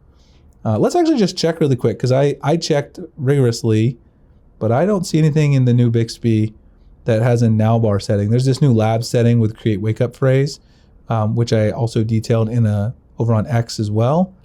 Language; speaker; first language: English; native; English